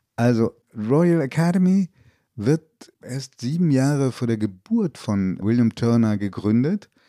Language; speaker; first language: German; early bilingual, other home language; Italian